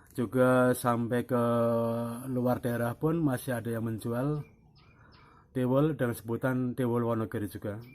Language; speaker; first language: Indonesian; non-native, local second language; Javanese